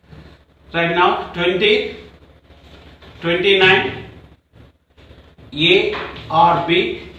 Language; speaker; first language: English; non-native, local second language; Telugu